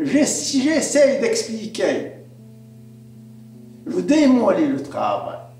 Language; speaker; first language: French; non-native, local second language; Arabic